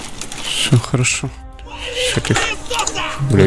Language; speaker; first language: Russian; native; Russian